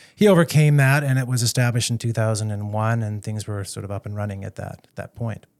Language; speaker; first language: English; native; English